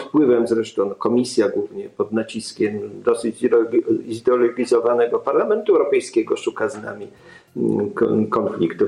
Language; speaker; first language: Polish; native; Polish